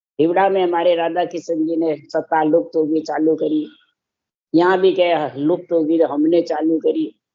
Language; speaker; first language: Hindi; native; Hindi